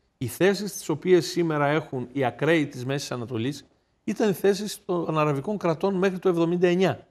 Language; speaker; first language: Greek; native; Greek